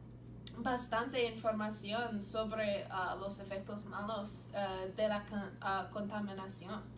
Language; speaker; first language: Spanish; non-native, learner; English